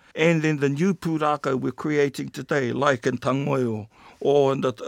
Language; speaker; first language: English; native; English